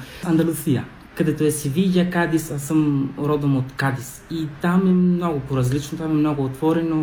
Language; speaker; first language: Bulgarian; non-native, fluent; Spanish